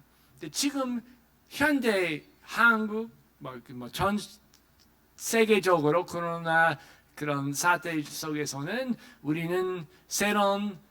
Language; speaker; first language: Korean; non-native, fluent; English